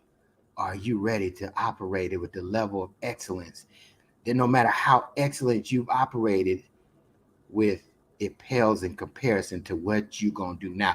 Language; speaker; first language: English; native; English